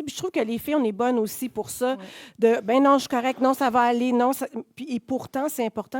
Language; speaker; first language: French; native; French